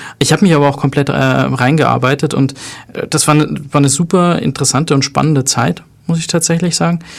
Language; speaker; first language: German; native; German